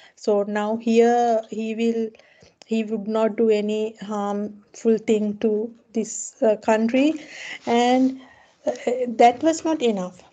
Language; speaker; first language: English; non-native, local second language; Sinhala